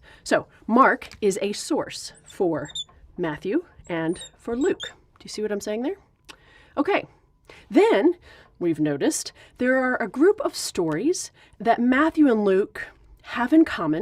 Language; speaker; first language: English; native; English